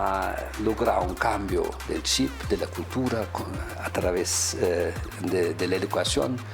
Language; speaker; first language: Spanish; non-native, fluent; German